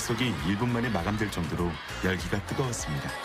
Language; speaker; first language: Korean; native; Korean